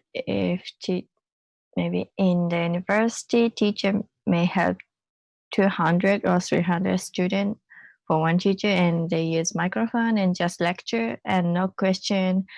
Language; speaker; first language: English; non-native, learner; Japanese